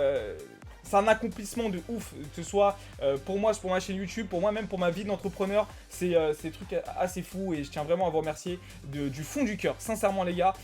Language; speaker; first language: French; native; French